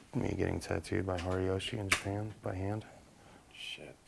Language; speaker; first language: English; native; English